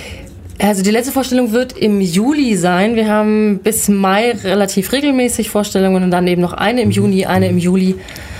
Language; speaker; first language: German; native; German